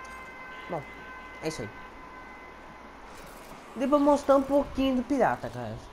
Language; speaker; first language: Portuguese; native; Portuguese